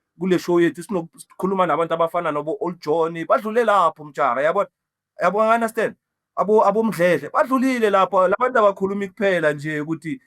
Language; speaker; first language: Zulu; non-native, local second language; Southern Sotho